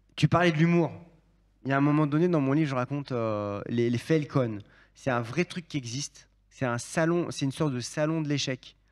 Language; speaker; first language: French; native; French